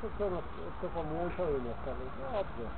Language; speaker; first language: Polish; non-native, learner; Slovenian